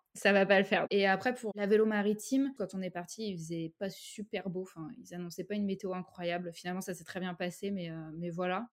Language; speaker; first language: French; native; French